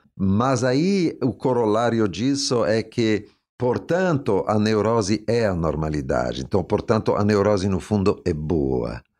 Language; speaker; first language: Portuguese; non-native, fluent; Italian